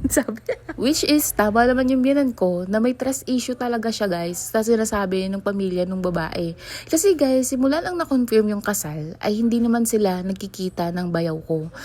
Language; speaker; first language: Filipino; native; Filipino